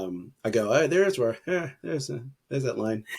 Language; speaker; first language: English; native; English